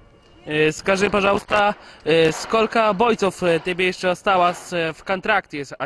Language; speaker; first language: Russian; non-native, learner; Polish